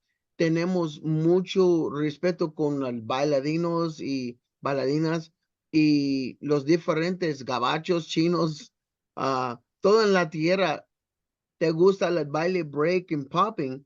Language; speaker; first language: Spanish; non-native, learner; English